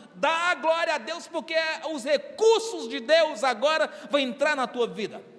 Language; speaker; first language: Portuguese; native; Portuguese